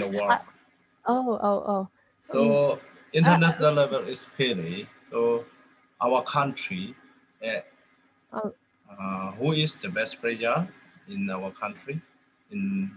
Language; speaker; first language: English; non-native, learner; Tedim Chin